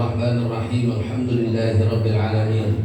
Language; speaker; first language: Indonesian; native; Indonesian